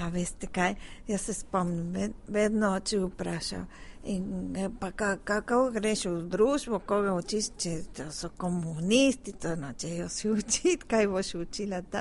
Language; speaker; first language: Slovenian; early bilingual, heritage; Spanish